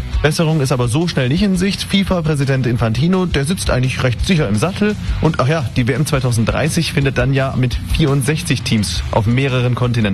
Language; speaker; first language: German; native; German